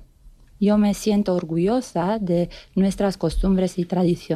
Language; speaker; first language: Spanish; non-native, fluent; Romanian